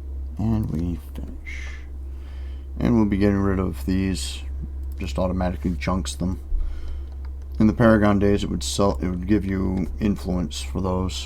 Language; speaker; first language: English; native; English